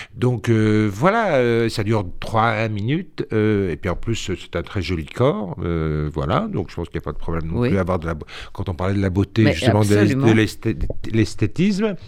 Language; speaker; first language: French; native; French